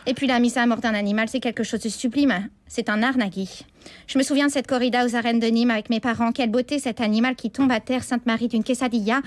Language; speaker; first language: French; native; French